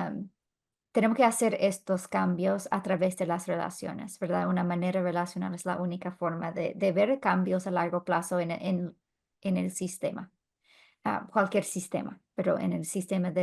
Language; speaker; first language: Spanish; non-native, fluent; English